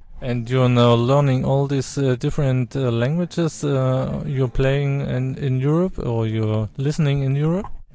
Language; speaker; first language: English; non-native, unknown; German